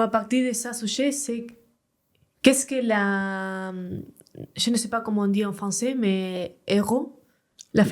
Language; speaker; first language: French; non-native, learner; Spanish